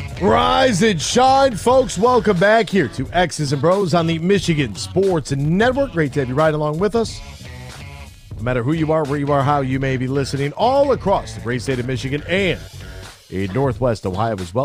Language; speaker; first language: English; native; English